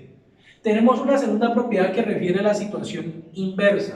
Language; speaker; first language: Spanish; native; Spanish